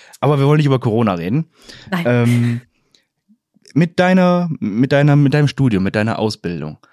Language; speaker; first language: German; native; German